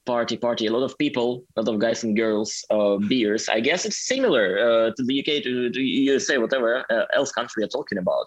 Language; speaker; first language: English; non-native, fluent; Russian